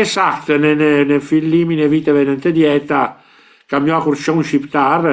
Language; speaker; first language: Albanian; non-native, learner; Italian